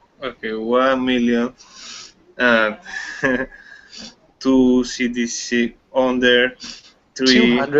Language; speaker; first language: English; non-native, learner; Spanish